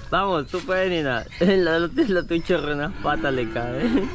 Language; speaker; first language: Spanish; native; Spanish